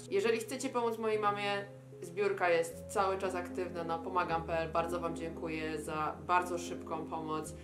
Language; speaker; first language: Polish; native; Polish